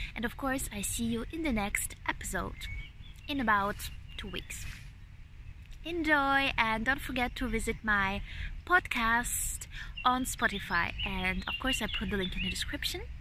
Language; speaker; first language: English; non-native, fluent; Ukrainian